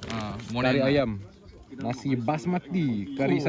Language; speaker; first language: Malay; non-native, local second language; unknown